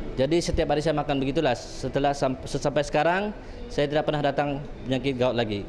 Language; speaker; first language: Malay; native; Malay